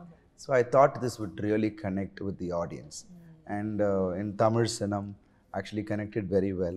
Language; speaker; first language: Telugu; non-native, learner; Tamil